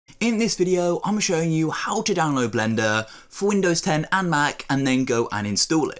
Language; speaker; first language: English; native; English